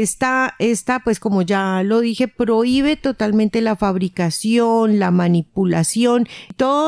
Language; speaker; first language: Spanish; native; Spanish